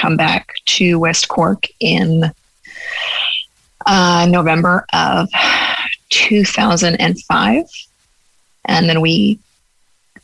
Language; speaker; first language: English; native; English